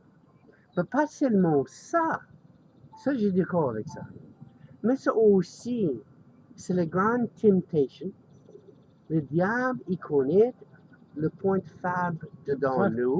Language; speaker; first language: French; non-native, learner; English